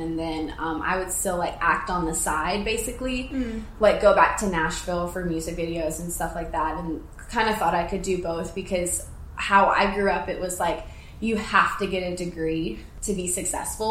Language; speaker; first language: English; native; English